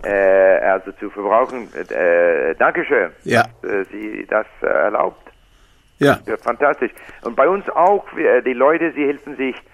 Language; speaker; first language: German; non-native, learner; English